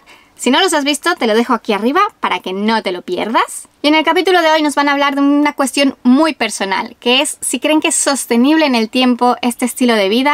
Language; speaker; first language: Spanish; native; Spanish